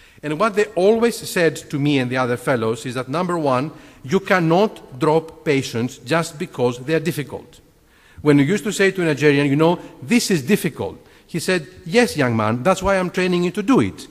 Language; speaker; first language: English; non-native, fluent; Greek